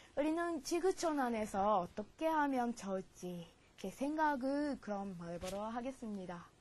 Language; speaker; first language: Korean; non-native, learner; Japanese